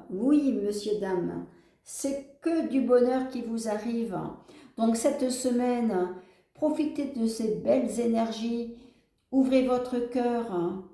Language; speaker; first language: French; native; French